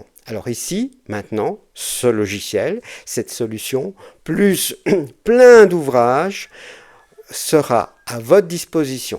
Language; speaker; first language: French; native; French